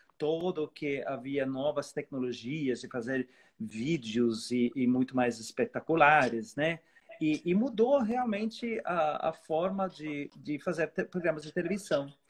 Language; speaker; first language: Portuguese; non-native, fluent; Swedish